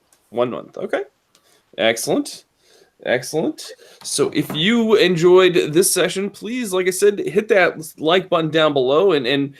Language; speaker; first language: English; native; English